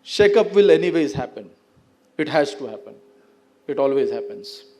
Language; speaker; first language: English; non-native, local second language; Marathi